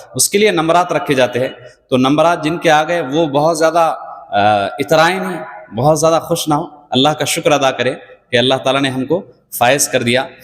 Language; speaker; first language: Urdu; native; Urdu